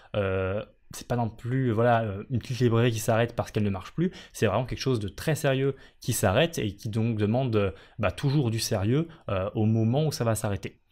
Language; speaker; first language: French; native; French